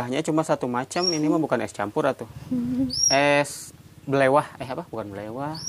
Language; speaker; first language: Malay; non-native, local second language; Sundanese